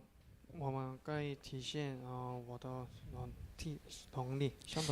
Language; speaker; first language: Chinese; non-native, learner; Korean